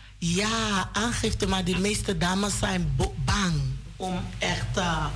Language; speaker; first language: Dutch; non-native, learner; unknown